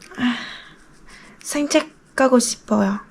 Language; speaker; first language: Korean; non-native, learner; Vietnamese